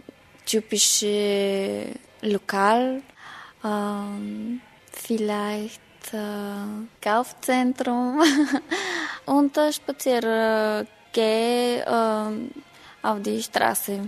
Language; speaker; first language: German; non-native, learner; Bulgarian